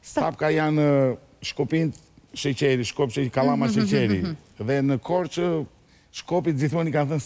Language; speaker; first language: Albanian; native; Albanian